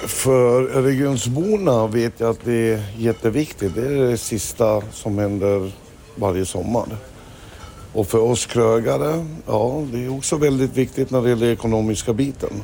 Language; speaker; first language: Swedish; non-native, fluent; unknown